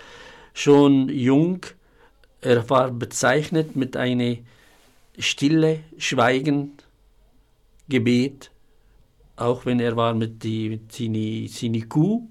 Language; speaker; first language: German; non-native, fluent; Arabic